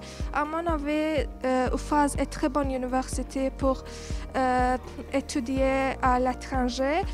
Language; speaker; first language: French; non-native, learner; Azerbaijani